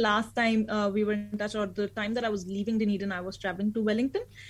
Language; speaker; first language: English; non-native, local second language; Hindi